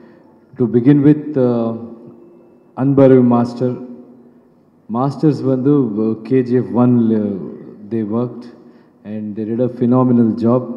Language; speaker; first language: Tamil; non-native, learner; Kannada